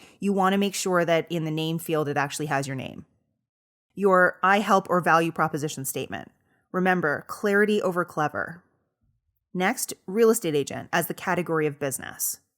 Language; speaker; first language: English; native; English